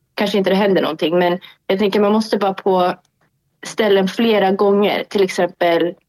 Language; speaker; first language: Swedish; early bilingual, other home language; Tigrinya